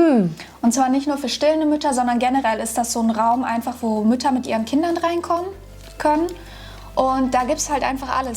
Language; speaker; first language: German; native; German